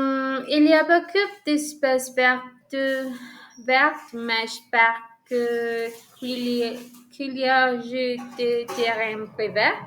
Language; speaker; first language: French; non-native, learner; Spanish